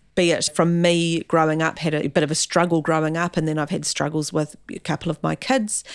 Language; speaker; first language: English; native; English